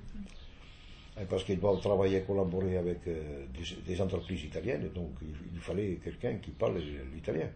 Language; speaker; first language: French; non-native, fluent; Italian